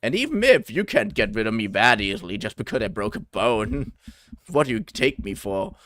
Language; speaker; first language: English; non-native, fluent; German